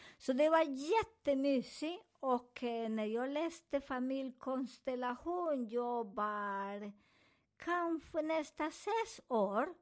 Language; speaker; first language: Swedish; non-native, learner; Spanish